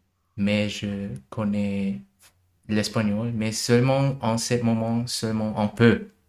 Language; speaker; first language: French; non-native, learner; German